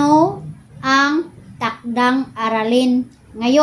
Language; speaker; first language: Filipino; non-native, local second language; Cebuano